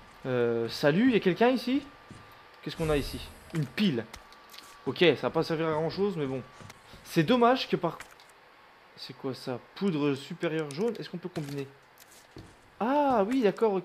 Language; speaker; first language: French; native; French